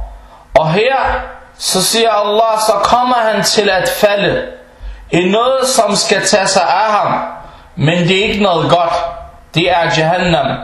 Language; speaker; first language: Danish; early bilingual, other home language; Arabic